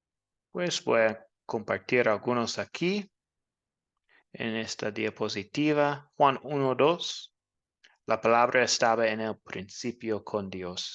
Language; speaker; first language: Spanish; non-native, fluent; English